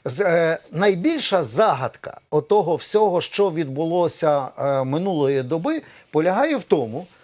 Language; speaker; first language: Ukrainian; native; Ukrainian